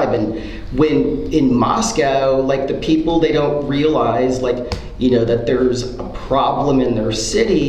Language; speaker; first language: English; native; English